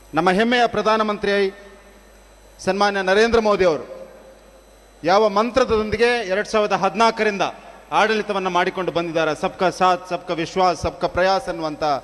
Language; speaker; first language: Kannada; non-native, local second language; Tulu